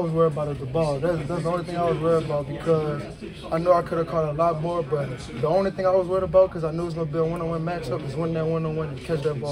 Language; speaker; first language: English; native; English